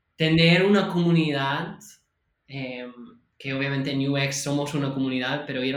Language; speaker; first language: Spanish; non-native, fluent; English